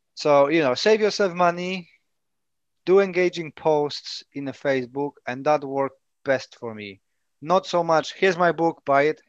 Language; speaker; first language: English; non-native, fluent; Polish